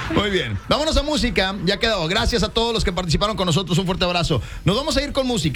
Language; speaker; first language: Spanish; native; Spanish